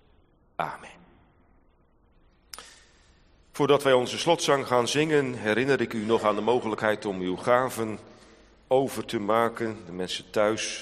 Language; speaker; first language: Dutch; native; Dutch